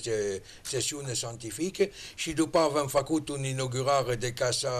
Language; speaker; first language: Romanian; non-native, learner; French